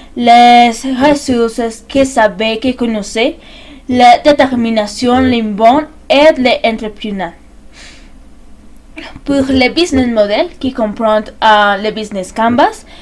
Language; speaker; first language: French; non-native, learner; Spanish